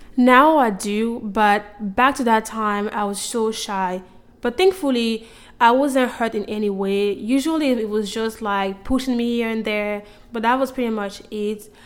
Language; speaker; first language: English; non-native, fluent; French